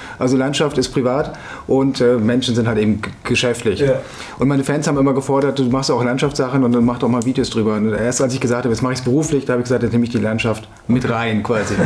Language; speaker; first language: German; native; German